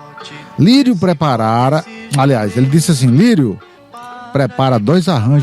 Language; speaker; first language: Portuguese; native; Portuguese